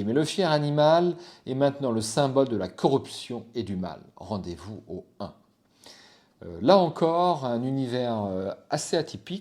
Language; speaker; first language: French; native; French